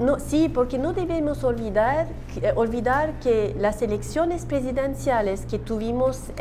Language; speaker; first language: Spanish; non-native, learner; Turkish